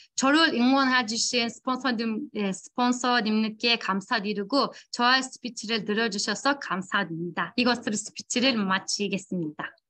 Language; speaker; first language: Korean; non-native, fluent; Turkish